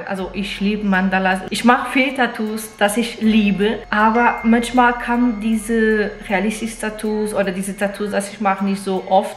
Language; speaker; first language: German; non-native, fluent; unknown